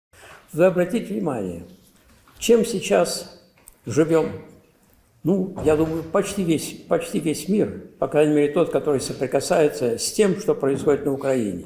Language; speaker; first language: Russian; native; Russian